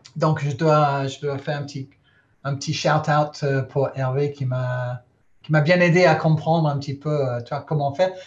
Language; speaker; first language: French; non-native, fluent; English